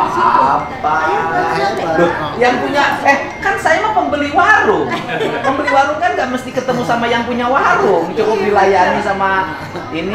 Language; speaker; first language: Indonesian; native; Indonesian